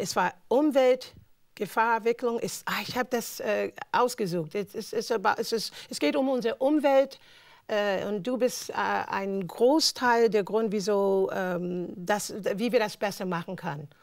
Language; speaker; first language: German; non-native, fluent; English